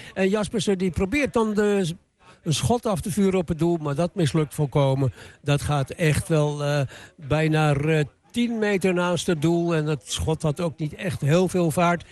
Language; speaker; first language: Dutch; native; Dutch